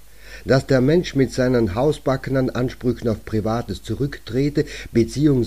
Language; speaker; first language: German; native; German